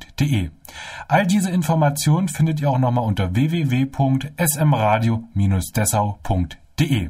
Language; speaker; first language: German; native; German